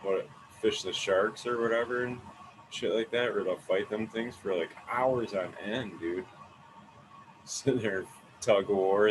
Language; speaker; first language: English; native; English